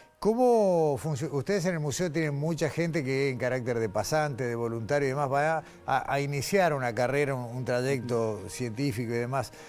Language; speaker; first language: Spanish; native; Spanish